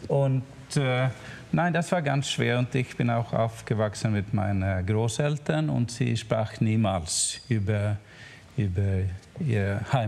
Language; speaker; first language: German; non-native, learner; Swedish